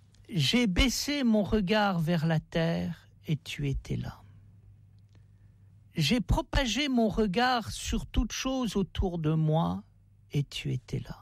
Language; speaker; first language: French; native; French